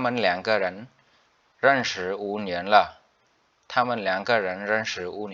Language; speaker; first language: Chinese; non-native, fluent; Khmer